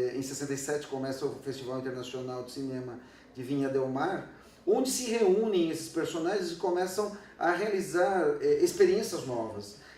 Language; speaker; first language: Portuguese; non-native, fluent; Spanish